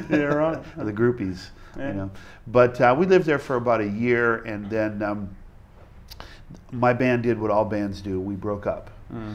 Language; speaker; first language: English; native; English